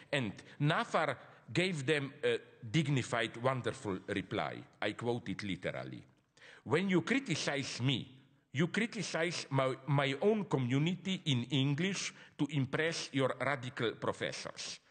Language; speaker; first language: English; non-native, fluent; Slovenian